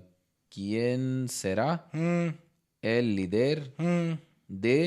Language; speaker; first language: Spanish; non-native, learner; Hindi